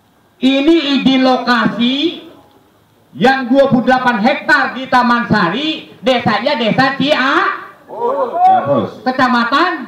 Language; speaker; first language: Indonesian; native; Indonesian